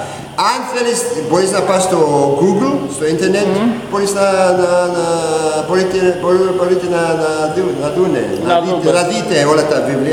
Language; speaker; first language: Greek; non-native, learner; English